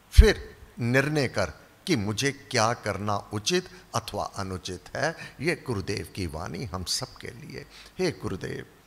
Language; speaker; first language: Hindi; native; Hindi